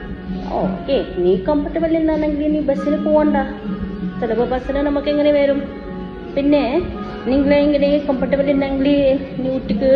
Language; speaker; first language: Malayalam; non-native, learner; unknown